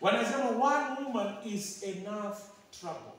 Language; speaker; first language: English; non-native, local second language; Swahili